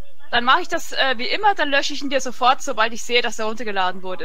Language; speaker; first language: German; native; German